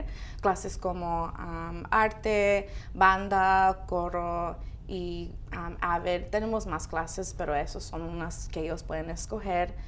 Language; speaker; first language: Spanish; early bilingual, heritage; Spanish